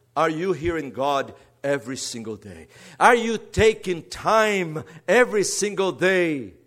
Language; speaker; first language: English; non-native, fluent; Portuguese